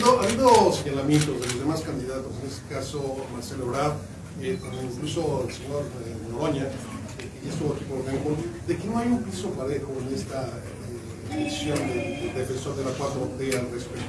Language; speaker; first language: Spanish; native; Spanish